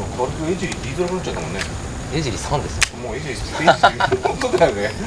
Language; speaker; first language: Japanese; native; Japanese